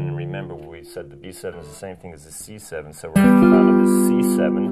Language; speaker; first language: English; native; English